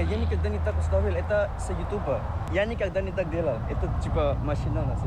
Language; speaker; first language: Russian; non-native, learner; Indonesian